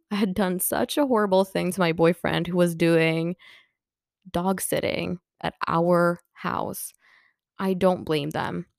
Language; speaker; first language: English; non-native, fluent; Swedish